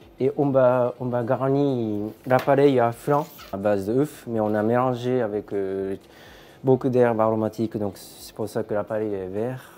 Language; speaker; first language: French; non-native, fluent; Japanese